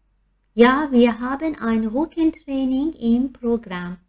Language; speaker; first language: German; non-native, fluent; Persian